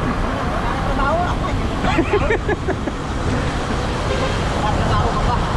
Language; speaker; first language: Filipino; non-native, local second language; Bikol